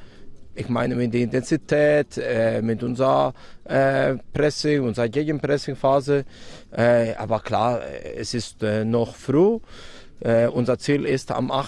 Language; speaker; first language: German; non-native, fluent; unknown